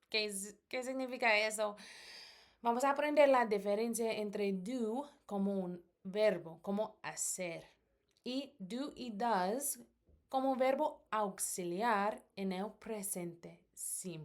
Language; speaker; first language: Spanish; non-native, fluent; English